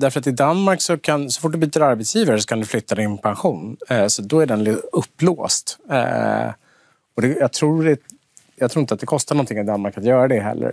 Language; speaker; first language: Swedish; native; Swedish